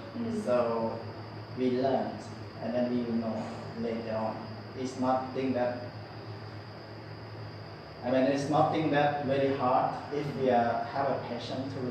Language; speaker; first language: English; non-native, learner; Lao